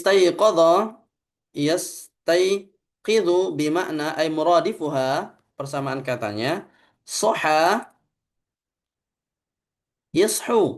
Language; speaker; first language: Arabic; non-native, fluent; Indonesian